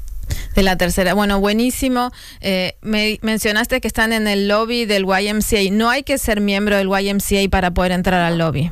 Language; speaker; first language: Spanish; native; Spanish